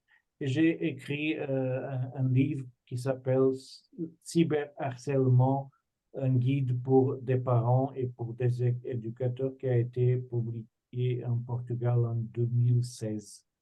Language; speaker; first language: French; non-native, fluent; Portuguese